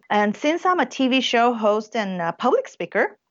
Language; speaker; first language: English; early bilingual, other home language; Korean